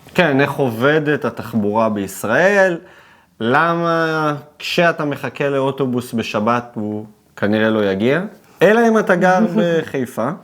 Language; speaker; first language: Hebrew; native; Hebrew